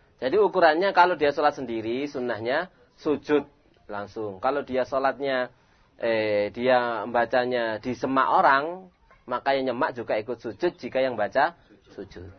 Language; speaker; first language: Indonesian; non-native, local second language; Javanese